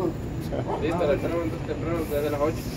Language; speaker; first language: Spanish; native; Spanish